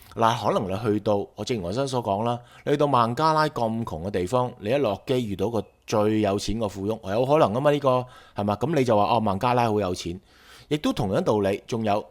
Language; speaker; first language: Cantonese; native; Cantonese